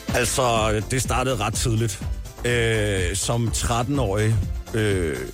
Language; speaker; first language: Danish; native; Danish